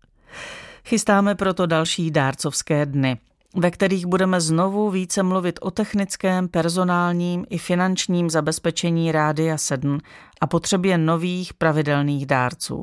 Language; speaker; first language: Czech; native; Czech